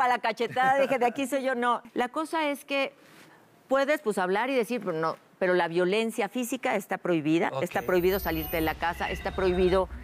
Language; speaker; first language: Spanish; native; Spanish